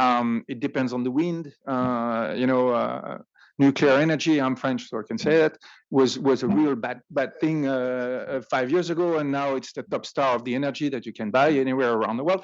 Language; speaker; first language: English; non-native, fluent; French